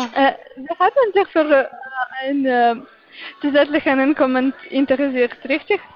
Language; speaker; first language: German; non-native, learner; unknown